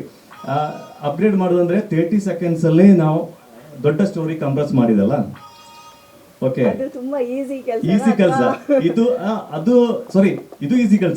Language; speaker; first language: Kannada; non-native, local second language; Malayalam